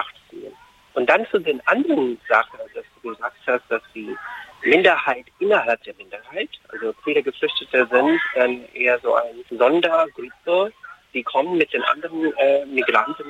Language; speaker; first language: German; non-native, fluent; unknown